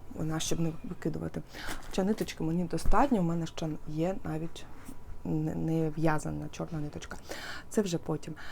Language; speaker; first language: Ukrainian; non-native, local second language; Russian